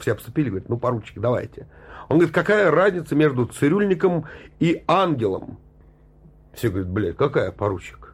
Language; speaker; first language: Russian; native; Russian